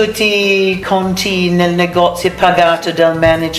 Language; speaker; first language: Italian; non-native, learner; English